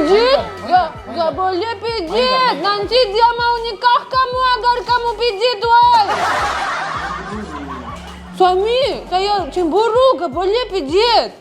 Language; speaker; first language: Indonesian; non-native, learner; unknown